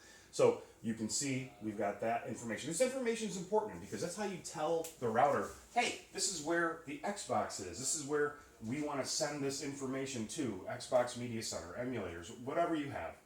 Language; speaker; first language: English; native; English